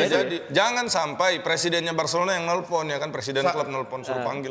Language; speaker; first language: Indonesian; native; Indonesian